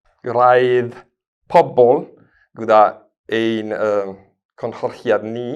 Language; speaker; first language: Welsh; non-native, fluent; Spanish